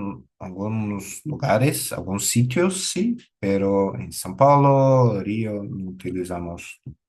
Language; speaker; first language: Spanish; non-native, learner; Portuguese